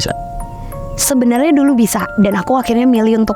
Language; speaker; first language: Indonesian; native; Indonesian